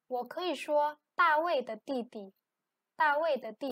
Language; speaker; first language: Chinese; non-native, fluent; Indonesian